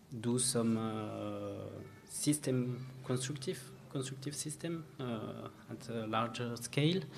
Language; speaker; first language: English; non-native, learner; French